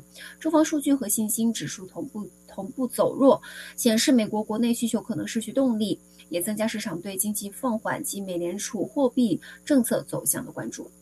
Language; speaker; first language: Chinese; native; Chinese